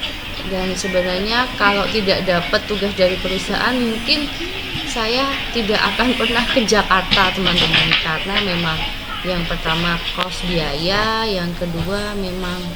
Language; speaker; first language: Indonesian; non-native, local second language; Javanese